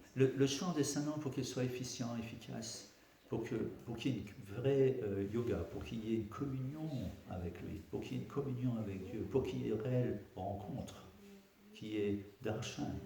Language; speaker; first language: French; native; French